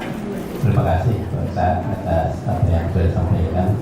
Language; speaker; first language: Indonesian; native; Indonesian